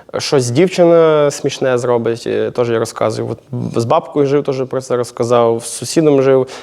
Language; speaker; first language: Ukrainian; native; Ukrainian